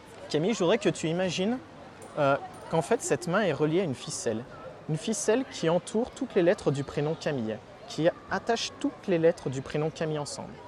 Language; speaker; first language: French; native; French